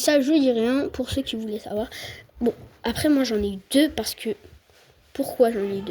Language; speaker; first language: French; native; French